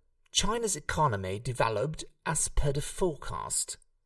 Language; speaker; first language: English; non-native, fluent; Hungarian